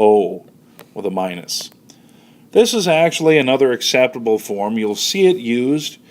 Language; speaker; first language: English; native; English